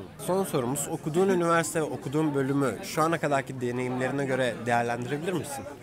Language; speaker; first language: Turkish; native; Turkish